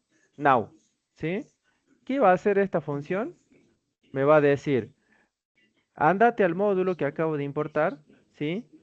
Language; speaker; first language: Spanish; native; Spanish